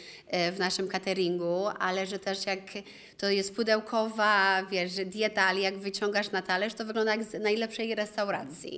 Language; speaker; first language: Polish; early bilingual, other home language; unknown